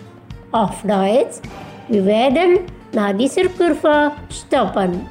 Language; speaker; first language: German; non-native, fluent; Indonesian